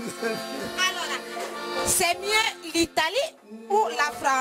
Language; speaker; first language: French; non-native, fluent; Italian